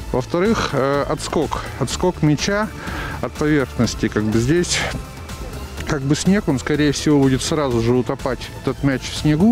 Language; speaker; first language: Russian; native; Russian